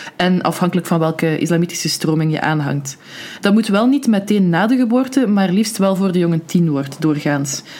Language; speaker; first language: Dutch; native; Dutch